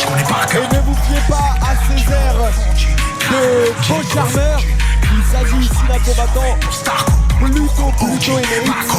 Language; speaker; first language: French; native; French